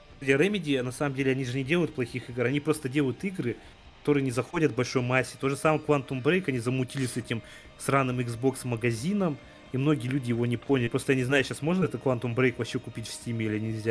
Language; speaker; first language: Russian; native; Russian